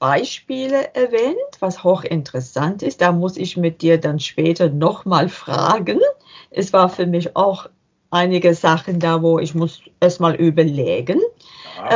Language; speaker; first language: German; non-native, learner; English